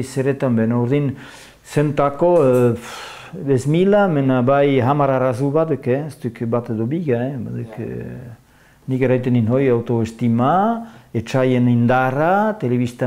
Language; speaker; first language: Basque; native; Basque